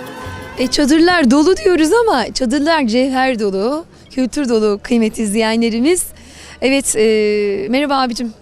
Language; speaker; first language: Turkish; native; Turkish